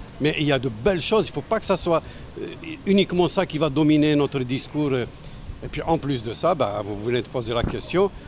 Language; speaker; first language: French; non-native, local second language; Arabic